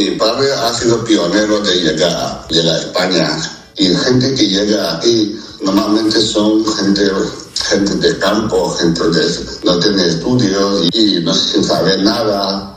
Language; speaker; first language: Spanish; early bilingual, other home language; Chinese